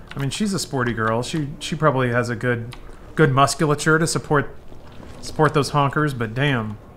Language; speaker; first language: English; native; English